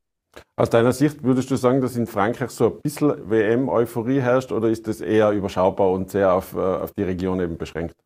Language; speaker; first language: German; native; German